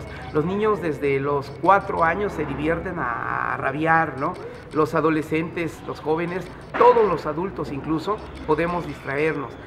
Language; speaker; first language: Spanish; native; Spanish